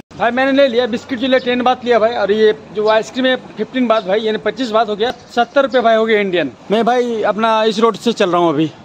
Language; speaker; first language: Hindi; native; Hindi